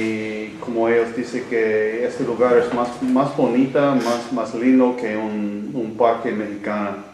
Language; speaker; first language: Spanish; non-native, learner; English